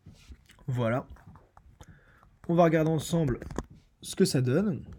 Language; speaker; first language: French; native; French